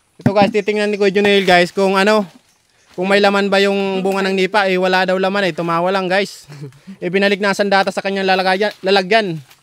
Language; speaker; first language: Filipino; non-native, local second language; Bikol